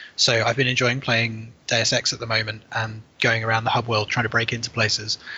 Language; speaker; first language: English; native; English